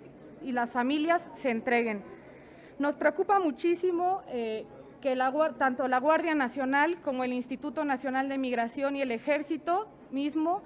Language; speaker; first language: Spanish; native; Spanish